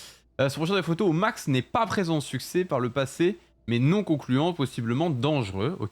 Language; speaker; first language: French; native; French